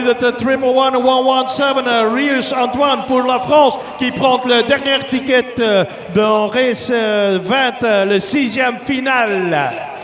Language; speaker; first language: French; non-native, local second language; Dutch